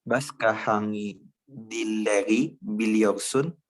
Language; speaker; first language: Turkish; non-native, learner; Indonesian